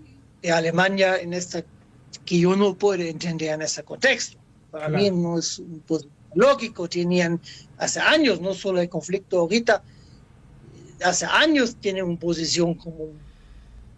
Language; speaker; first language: Spanish; non-native, fluent; German